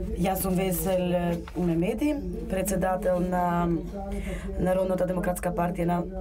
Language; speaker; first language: Macedonian; non-native, local second language; Albanian